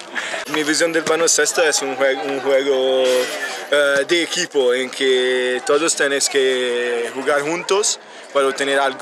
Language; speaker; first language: Spanish; non-native, fluent; Italian